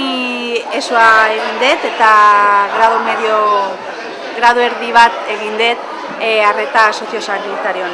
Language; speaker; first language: Basque; non-native, local second language; Spanish